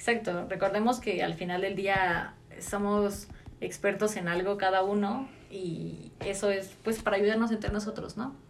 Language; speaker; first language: Spanish; native; Spanish